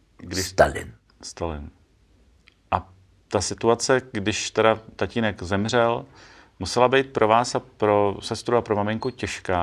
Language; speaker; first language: Czech; native; Czech